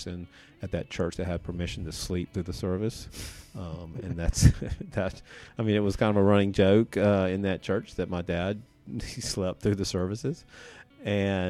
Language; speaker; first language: English; native; English